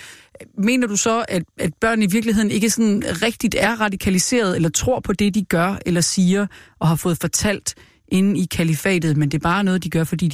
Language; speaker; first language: Danish; native; Danish